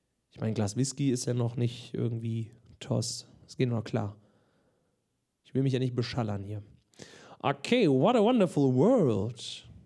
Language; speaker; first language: German; native; German